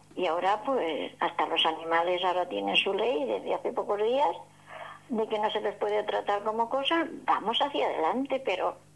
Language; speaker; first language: Spanish; native; Spanish